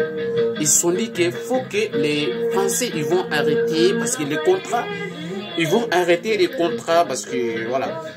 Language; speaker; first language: French; non-native, learner; Bambara